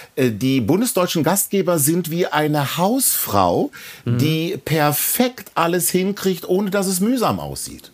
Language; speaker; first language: German; native; German